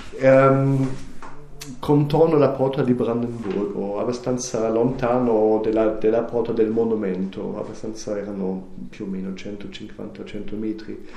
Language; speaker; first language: Italian; non-native, learner; German